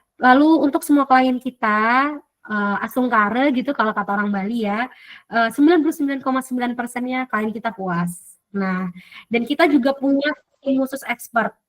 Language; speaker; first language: Indonesian; native; Indonesian